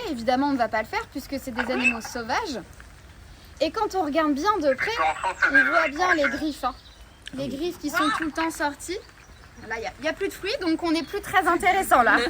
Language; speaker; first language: French; native; French